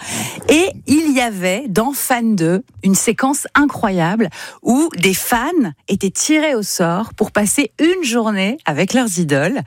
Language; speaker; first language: French; native; French